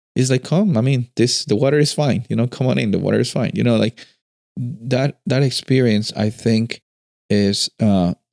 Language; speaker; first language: English; non-native, fluent; Spanish